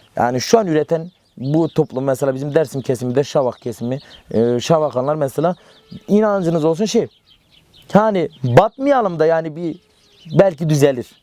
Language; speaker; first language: Turkish; native; Turkish